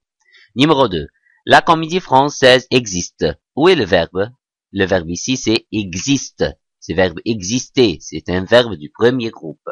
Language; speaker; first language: French; non-native, fluent; Arabic